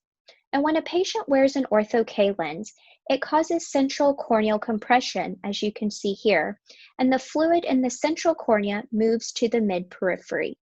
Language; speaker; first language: English; native; English